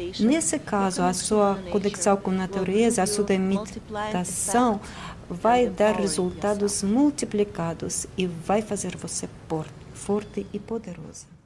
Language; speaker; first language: Portuguese; non-native, fluent; Russian